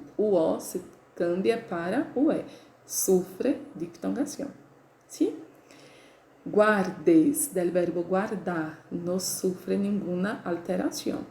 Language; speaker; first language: Spanish; non-native, learner; Portuguese